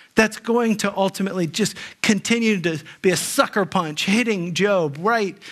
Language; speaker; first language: English; native; English